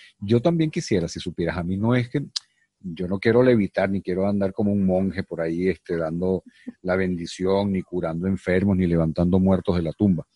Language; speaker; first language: Spanish; native; Spanish